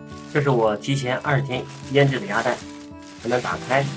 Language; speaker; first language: Chinese; native; Chinese